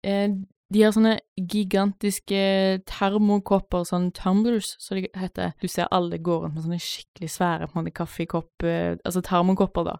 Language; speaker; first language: Norwegian; native; Norwegian